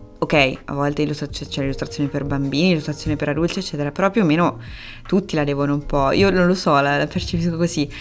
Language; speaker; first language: Italian; native; Italian